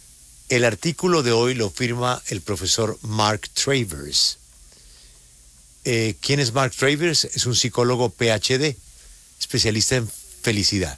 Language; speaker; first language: Spanish; native; Spanish